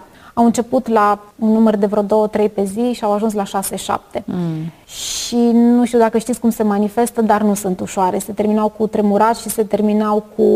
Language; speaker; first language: Romanian; native; Romanian